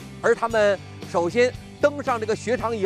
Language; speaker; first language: Chinese; native; Chinese